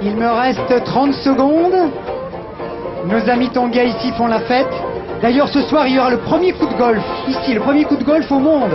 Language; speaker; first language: French; native; French